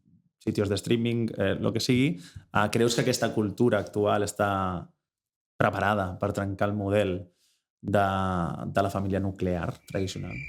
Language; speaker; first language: Catalan; native; Catalan